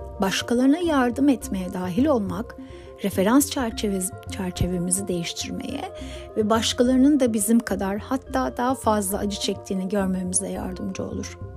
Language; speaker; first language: Turkish; native; Turkish